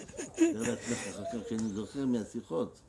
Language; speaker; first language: Hebrew; non-native, fluent; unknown